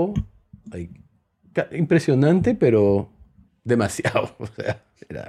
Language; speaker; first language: Spanish; early bilingual, heritage; Spanish